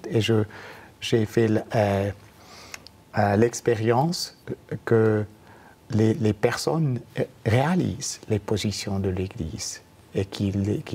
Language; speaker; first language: French; non-native, fluent; German